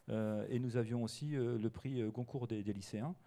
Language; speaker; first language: French; native; French